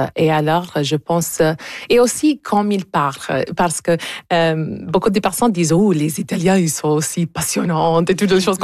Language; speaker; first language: French; non-native, local second language; English